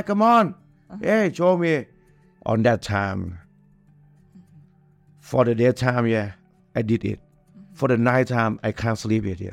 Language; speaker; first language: English; non-native, learner; Thai